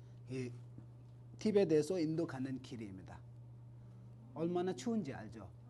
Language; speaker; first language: Korean; non-native, learner; Tibetan